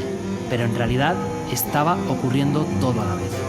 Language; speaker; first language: Spanish; native; Spanish